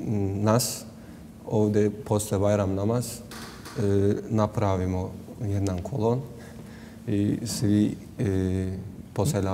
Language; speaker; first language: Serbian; non-native, learner; Turkish